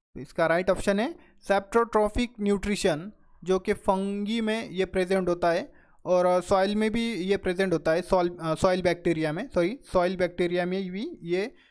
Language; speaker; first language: Hindi; non-native, local second language; Marathi